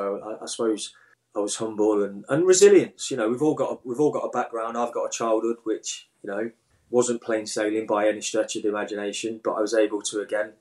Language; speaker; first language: English; native; English